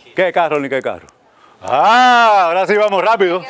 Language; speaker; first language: Spanish; native; Spanish